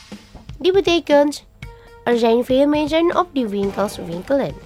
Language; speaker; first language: Dutch; non-native, fluent; Indonesian